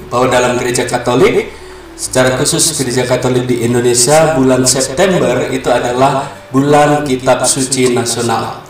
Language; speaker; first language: Indonesian; native; Indonesian